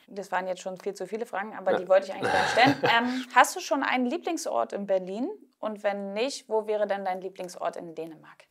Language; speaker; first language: German; native; German